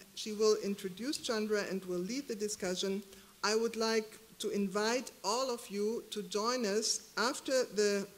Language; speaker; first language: English; non-native, fluent; German